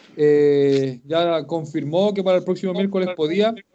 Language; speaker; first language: Spanish; native; Spanish